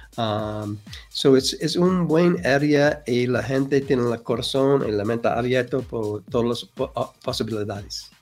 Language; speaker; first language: Spanish; non-native, learner; English